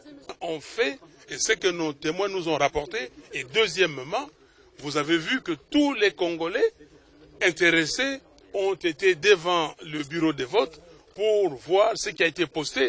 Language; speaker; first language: French; non-native, local second language; Lingala